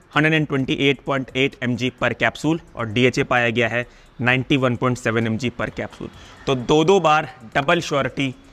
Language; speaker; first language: Hindi; non-native, local second language; Punjabi